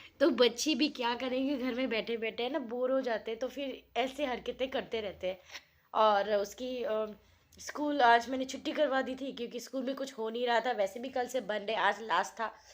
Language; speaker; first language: Hindi; non-native, local second language; Assamese